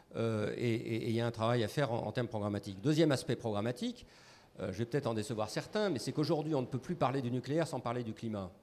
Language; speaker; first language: French; native; French